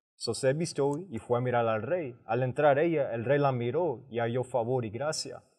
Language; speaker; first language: Spanish; early bilingual, heritage; Spanish